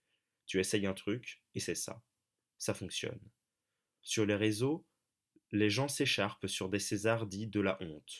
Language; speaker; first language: French; native; French